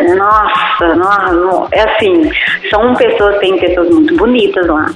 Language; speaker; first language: Portuguese; native; Portuguese